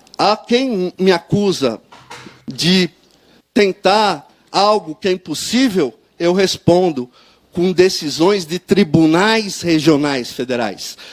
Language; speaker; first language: Portuguese; native; Portuguese